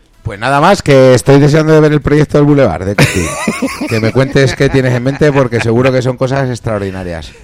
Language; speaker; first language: Spanish; native; Spanish